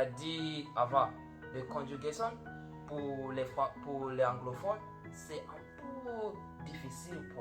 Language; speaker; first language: French; non-native, learner; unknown